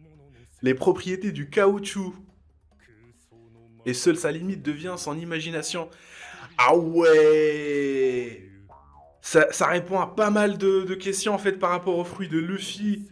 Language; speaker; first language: French; native; French